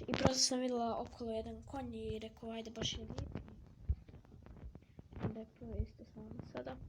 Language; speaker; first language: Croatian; early bilingual, heritage; Croatian